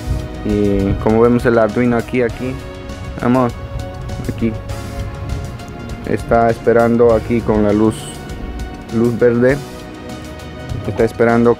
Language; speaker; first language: Spanish; native; Spanish